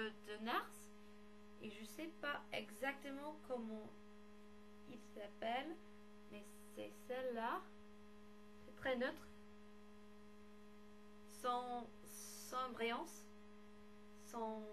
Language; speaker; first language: French; non-native, learner; English